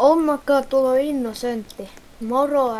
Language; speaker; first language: Finnish; native; Finnish